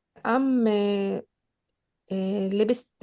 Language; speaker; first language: German; non-native, learner; Arabic